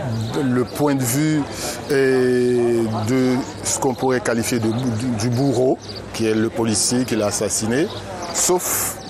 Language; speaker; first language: French; non-native, local second language; Haitian Creole